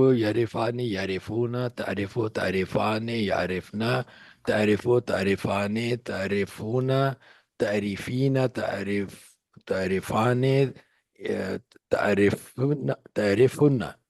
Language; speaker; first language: Arabic; non-native, learner; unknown